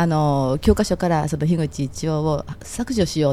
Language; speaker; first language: Japanese; native; Japanese